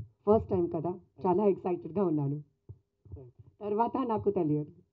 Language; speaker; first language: Telugu; non-native, fluent; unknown